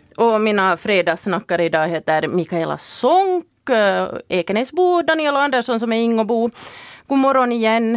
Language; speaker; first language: Swedish; native; Swedish